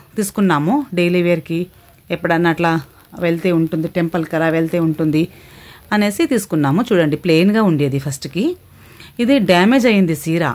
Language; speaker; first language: Telugu; non-native, local second language; Kannada